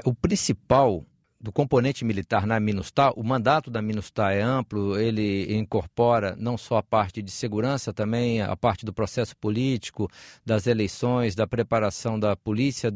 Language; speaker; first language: Portuguese; native; Portuguese